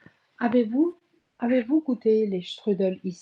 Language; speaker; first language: French; non-native, fluent; English